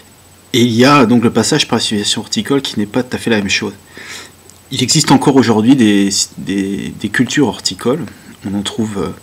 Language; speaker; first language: French; native; French